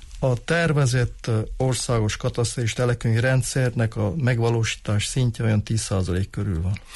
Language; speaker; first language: Hungarian; native; Hungarian